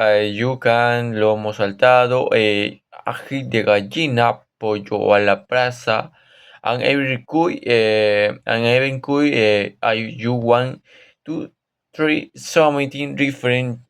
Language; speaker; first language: English; non-native, learner; Spanish